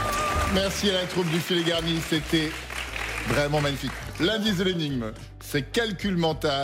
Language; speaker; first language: French; native; French